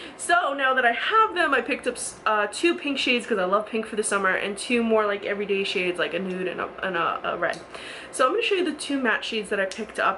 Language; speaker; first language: English; native; English